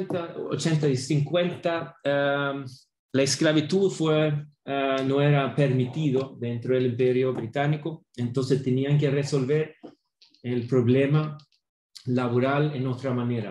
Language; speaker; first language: Spanish; non-native, fluent; Swedish